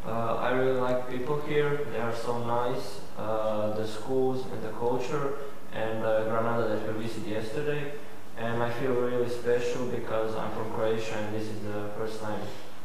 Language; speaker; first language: English; non-native, learner; Croatian